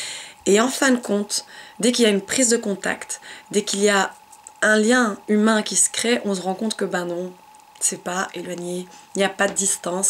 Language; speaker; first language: French; native; French